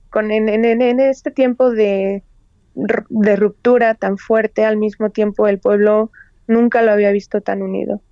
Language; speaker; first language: Spanish; native; Spanish